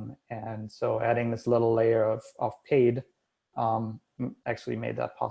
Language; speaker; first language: English; non-native, fluent; German